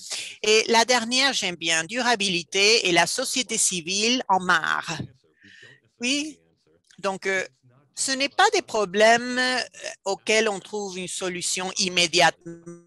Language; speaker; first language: French; non-native, fluent; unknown